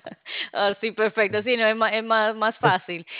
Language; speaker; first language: Spanish; non-native, fluent; English